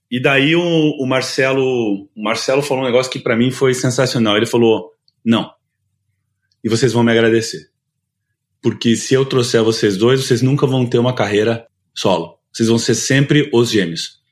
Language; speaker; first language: Portuguese; native; Portuguese